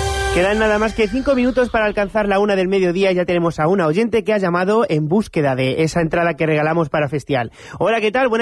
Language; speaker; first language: Spanish; native; Spanish